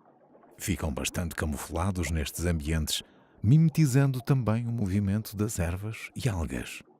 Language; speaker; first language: Portuguese; native; Portuguese